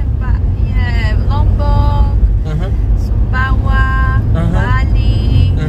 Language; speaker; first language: Indonesian; non-native, learner; Portuguese